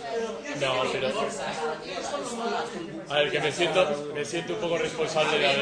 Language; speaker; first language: Spanish; native; Spanish